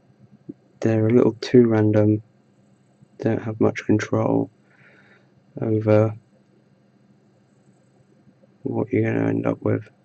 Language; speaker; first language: English; native; English